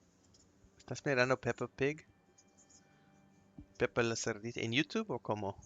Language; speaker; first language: Spanish; non-native, learner; English